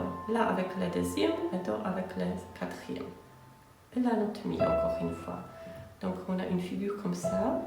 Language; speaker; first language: French; non-native, fluent; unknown